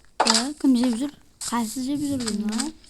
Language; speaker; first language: Kazakh; native; Kazakh